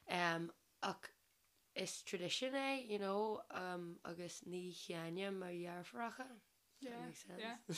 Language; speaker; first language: Irish; non-native, local second language; English